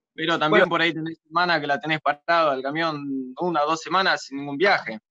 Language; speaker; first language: Spanish; native; Spanish